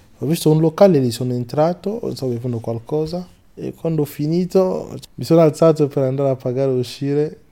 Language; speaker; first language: Italian; non-native, fluent; Lingala